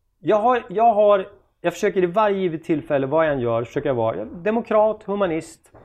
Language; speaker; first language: Swedish; native; Swedish